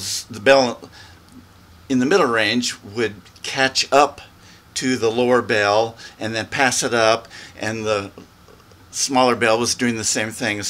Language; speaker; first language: English; native; English